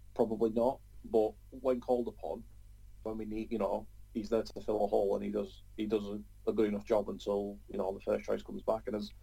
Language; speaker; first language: English; native; English